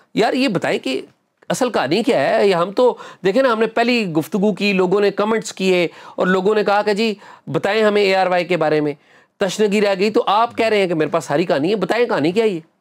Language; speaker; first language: Urdu; native; Urdu